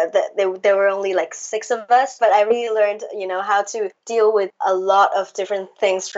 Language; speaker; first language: English; non-native, local second language; Cantonese